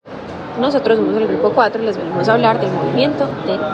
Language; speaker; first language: Spanish; native; Spanish